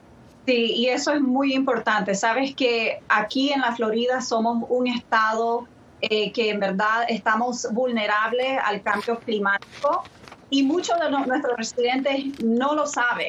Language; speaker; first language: Spanish; early bilingual, other home language; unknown